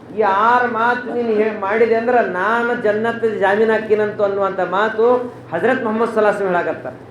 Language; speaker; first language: Kannada; non-native, local second language; Urdu